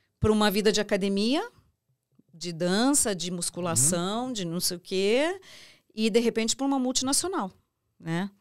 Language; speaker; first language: Portuguese; early bilingual, heritage; Portuguese